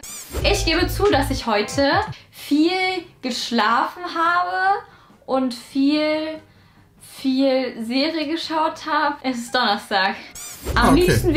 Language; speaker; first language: German; native; German